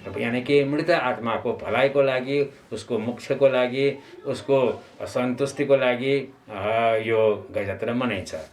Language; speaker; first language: Nepali; non-native, local second language; Newari